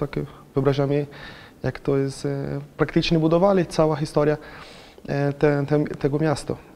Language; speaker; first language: Polish; non-native, fluent; Portuguese